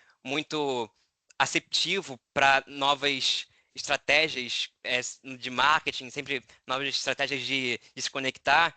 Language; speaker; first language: Portuguese; native; Portuguese